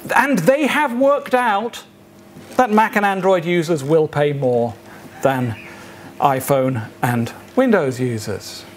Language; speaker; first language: English; native; English